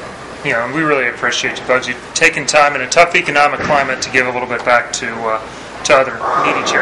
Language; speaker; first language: English; native; English